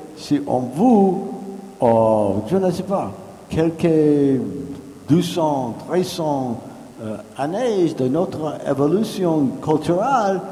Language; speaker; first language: French; non-native, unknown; English